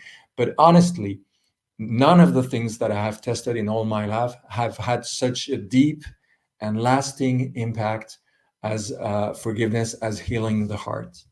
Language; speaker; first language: English; non-native, fluent; French